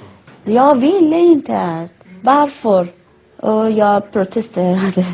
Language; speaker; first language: Swedish; non-native, learner; Persian